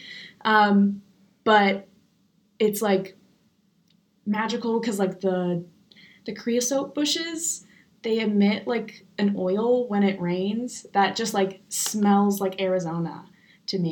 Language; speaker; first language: English; native; English